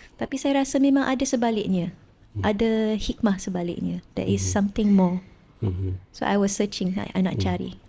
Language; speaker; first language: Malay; non-native, local second language; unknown